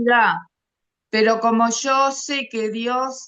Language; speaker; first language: Spanish; native; Spanish